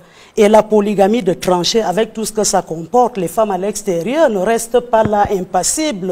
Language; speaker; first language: French; non-native, local second language; Fang